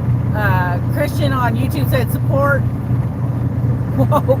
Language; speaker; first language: English; native; English